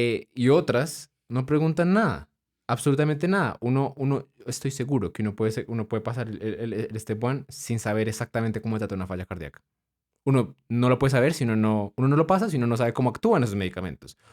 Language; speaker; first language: Spanish; native; Spanish